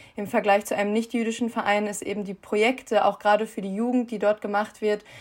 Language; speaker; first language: German; native; German